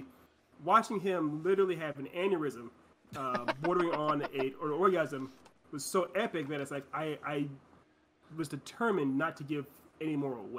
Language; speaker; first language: English; native; English